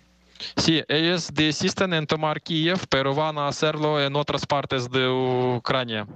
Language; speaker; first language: Spanish; non-native, fluent; Ukrainian